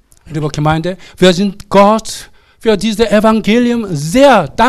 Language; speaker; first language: German; non-native, learner; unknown